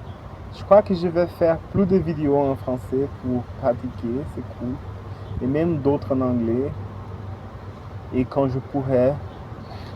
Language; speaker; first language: French; non-native, fluent; Portuguese